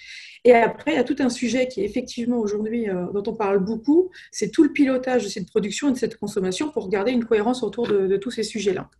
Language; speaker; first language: French; native; French